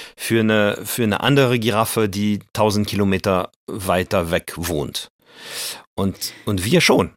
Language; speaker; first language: German; non-native, fluent; French